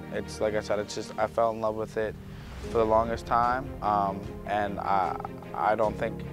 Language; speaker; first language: English; native; English